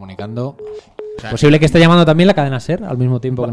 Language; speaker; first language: Spanish; native; Spanish